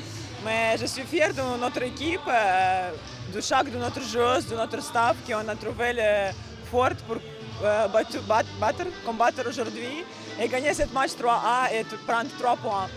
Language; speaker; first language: French; non-native, learner; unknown